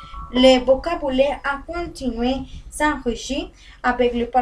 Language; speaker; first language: French; non-native, learner; Spanish